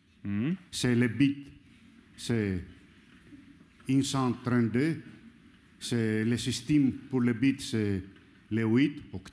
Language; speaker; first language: French; non-native, learner; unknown